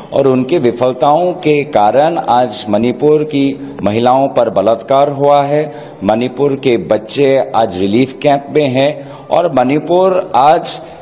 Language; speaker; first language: Hindi; non-native, local second language; Assamese